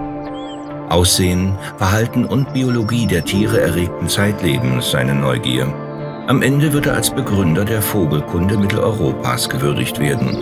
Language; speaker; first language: German; native; German